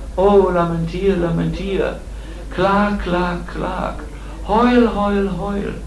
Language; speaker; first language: German; native; German